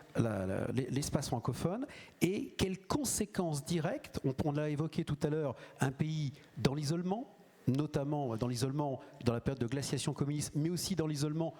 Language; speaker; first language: French; native; French